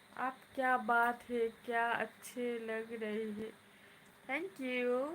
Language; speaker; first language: Hindi; non-native, local second language; Bangla